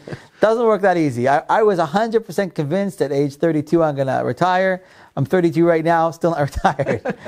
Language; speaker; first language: English; non-native, fluent; Hebrew